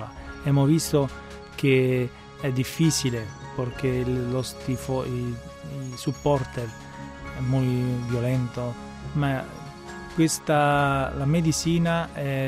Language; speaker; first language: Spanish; non-native, learner; Italian